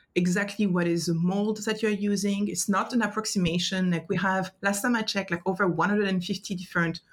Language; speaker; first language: English; non-native, fluent; French